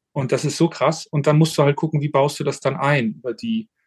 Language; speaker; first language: German; native; German